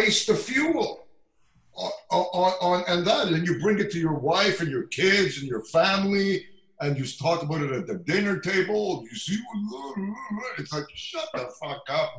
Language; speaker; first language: English; non-native, fluent; French